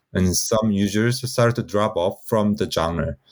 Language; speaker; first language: English; non-native, fluent; Korean